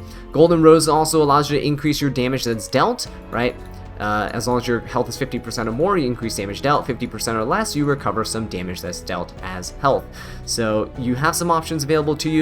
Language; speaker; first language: English; native; English